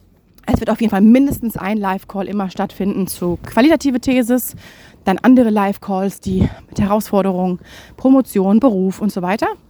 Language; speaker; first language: German; native; German